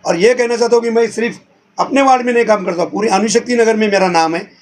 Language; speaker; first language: Hindi; non-native, local second language; Marathi